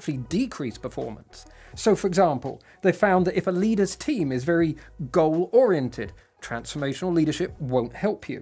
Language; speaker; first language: English; native; English